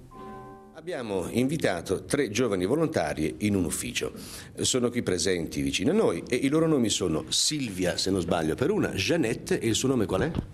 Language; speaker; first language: Italian; native; Italian